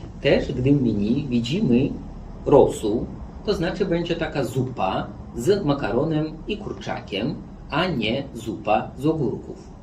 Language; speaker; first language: Polish; non-native, fluent; Belarusian